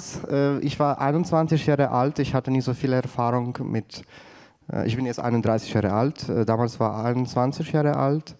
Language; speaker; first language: German; non-native, fluent; Ukrainian